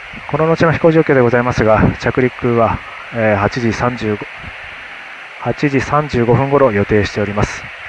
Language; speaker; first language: Japanese; native; Japanese